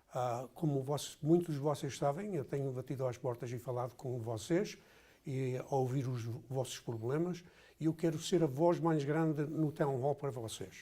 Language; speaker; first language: Portuguese; early bilingual, heritage; Portuguese